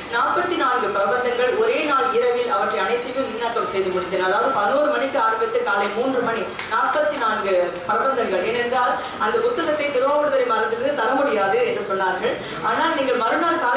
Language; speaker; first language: Tamil; early bilingual, heritage; Tamil